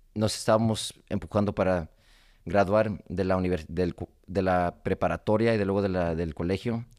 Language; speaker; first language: Spanish; early bilingual, heritage; Spanish